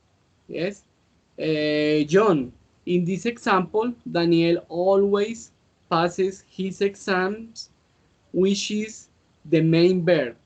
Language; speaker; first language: English; non-native, learner; Spanish